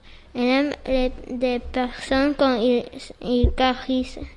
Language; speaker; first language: French; non-native, learner; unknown